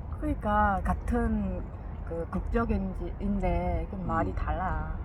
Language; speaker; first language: Korean; non-native, learner; Vietnamese